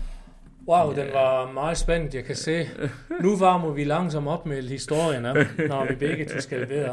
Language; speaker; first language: Danish; non-native, fluent; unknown